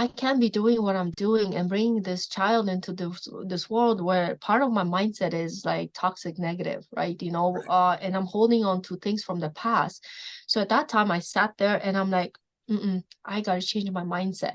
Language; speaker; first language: English; non-native, fluent; Polish